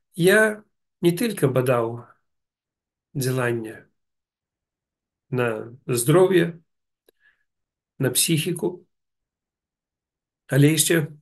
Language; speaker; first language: Polish; non-native, learner; Russian